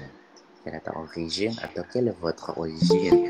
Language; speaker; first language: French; non-native, learner; Indonesian